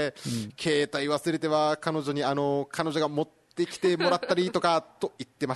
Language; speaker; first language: Japanese; native; Japanese